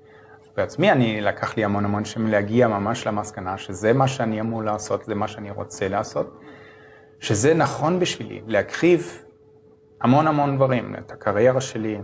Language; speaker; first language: Hebrew; non-native, fluent; German